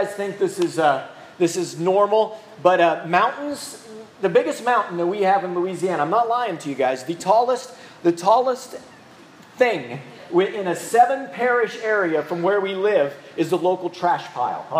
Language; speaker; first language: English; native; English